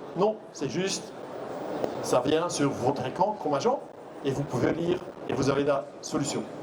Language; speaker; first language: French; non-native, local second language; Dutch